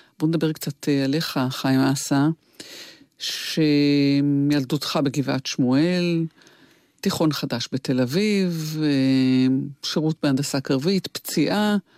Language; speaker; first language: Hebrew; native; Hebrew